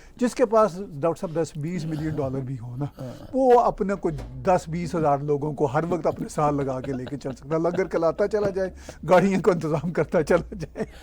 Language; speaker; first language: Urdu; non-native, local second language; Punjabi